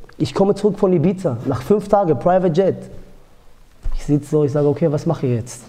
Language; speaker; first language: German; early bilingual, other home language; Georgian